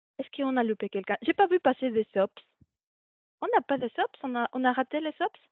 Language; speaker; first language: French; non-native, fluent; Spanish